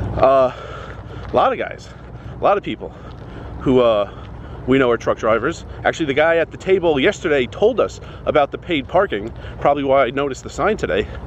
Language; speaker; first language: English; native; English